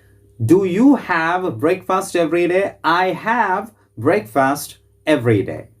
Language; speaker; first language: English; non-native, local second language; Malayalam